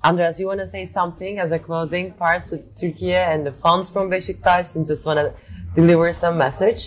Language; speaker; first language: English; non-native, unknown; Turkish